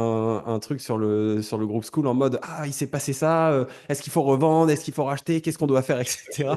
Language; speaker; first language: French; native; French